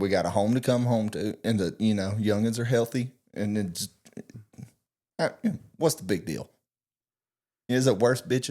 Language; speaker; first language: English; native; English